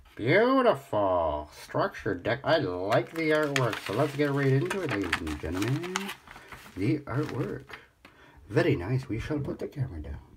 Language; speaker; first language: English; native; English